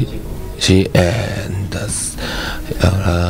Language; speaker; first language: Spanish; non-native, learner; Japanese